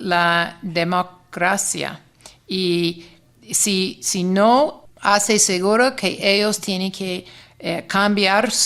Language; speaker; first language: Spanish; non-native, fluent; English